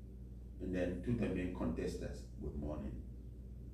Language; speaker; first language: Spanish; non-native, fluent; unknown